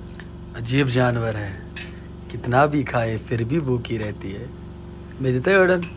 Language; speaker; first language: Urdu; non-native, local second language; Kashmiri